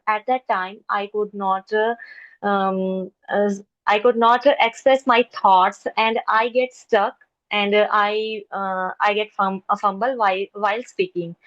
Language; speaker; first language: English; non-native, local second language; Hindi